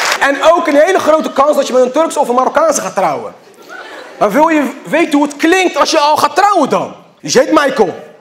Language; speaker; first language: Dutch; early bilingual, other home language; Riffian